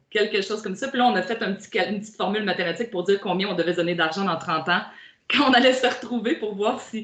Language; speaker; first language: French; native; French